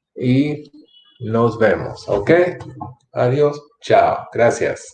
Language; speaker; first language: Spanish; non-native, fluent; English